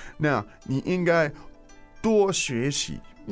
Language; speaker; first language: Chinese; non-native, fluent; English